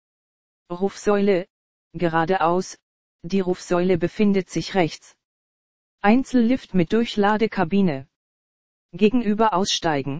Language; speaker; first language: German; native; German